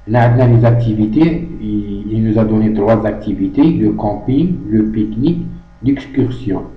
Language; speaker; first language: French; non-native, local second language; Arabic